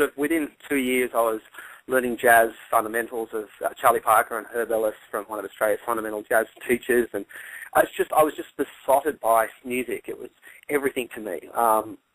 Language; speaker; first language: English; native; English